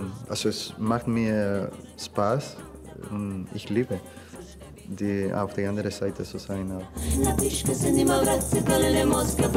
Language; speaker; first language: German; non-native, fluent; Spanish